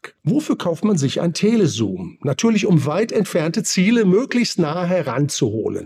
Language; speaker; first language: German; native; German